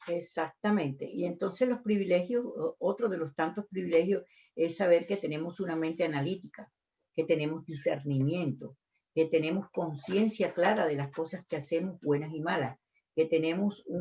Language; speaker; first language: Spanish; native; Spanish